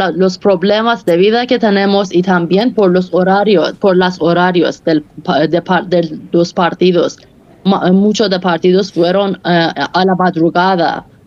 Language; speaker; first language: Spanish; non-native, fluent; Persian